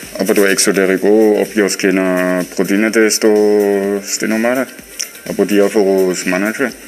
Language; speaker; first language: Greek; non-native, fluent; German